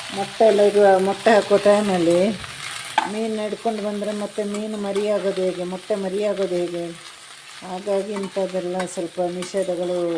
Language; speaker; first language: Kannada; non-native, local second language; Malayalam